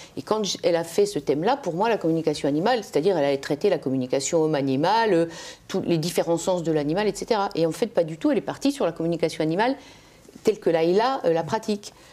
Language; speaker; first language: French; native; French